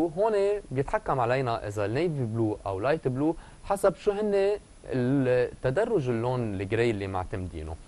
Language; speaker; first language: Arabic; native; Arabic